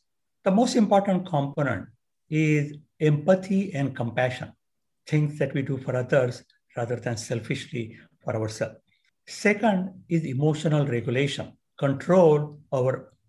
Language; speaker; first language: English; non-native, local second language; Marathi